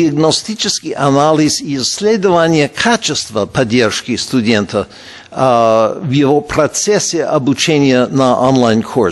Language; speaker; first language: Russian; non-native, fluent; English